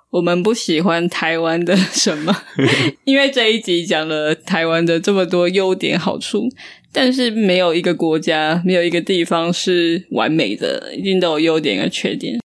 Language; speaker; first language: Chinese; native; Chinese